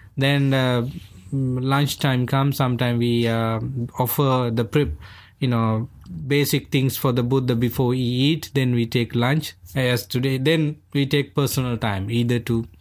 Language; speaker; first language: English; non-native, local second language; Sinhala